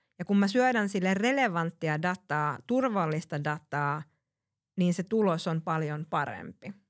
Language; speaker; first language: Finnish; early bilingual, heritage; Finnish